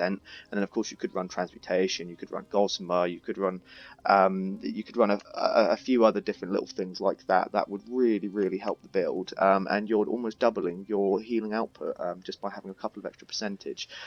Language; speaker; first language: English; native; English